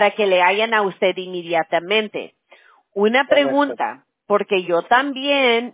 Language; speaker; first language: Spanish; early bilingual, heritage; Spanish